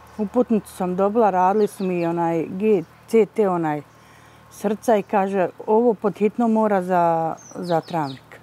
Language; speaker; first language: Bosnian; native; Bosnian